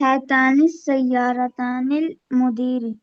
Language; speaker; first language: Arabic; non-native, learner; Urdu